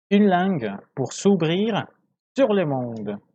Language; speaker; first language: French; non-native, fluent; Spanish